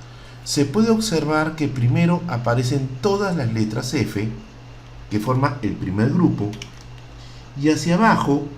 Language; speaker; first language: Spanish; native; Spanish